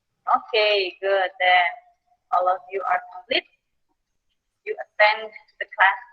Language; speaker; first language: English; non-native, fluent; Indonesian